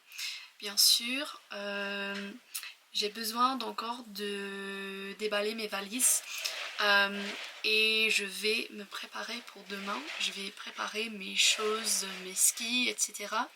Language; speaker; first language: French; non-native, fluent; English